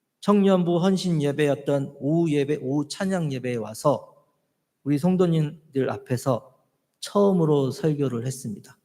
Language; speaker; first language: Korean; native; Korean